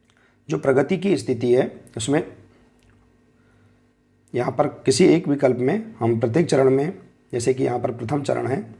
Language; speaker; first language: Hindi; native; Hindi